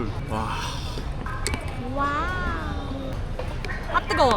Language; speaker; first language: Korean; non-native, fluent; Vietnamese